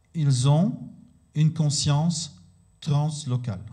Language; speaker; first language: French; native; French